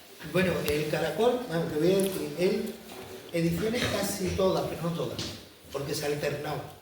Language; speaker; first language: Spanish; native; Spanish